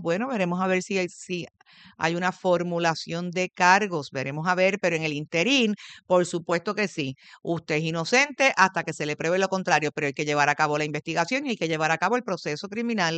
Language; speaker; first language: Spanish; native; Spanish